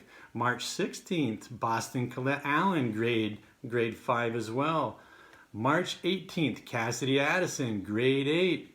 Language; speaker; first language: English; native; English